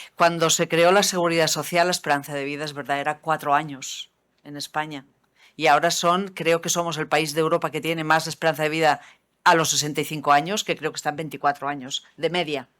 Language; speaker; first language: Spanish; non-native, local second language; Catalan